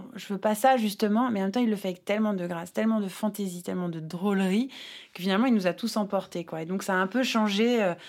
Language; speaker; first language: French; native; French